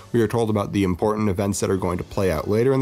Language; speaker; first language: English; native; English